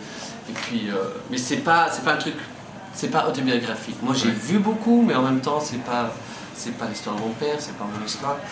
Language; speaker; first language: French; non-native, fluent; Dutch